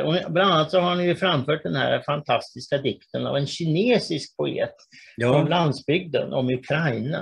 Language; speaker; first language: Swedish; native; Swedish